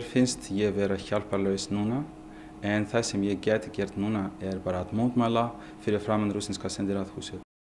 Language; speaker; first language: Icelandic; non-native, learner; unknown